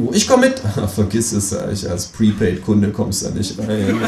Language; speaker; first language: German; native; German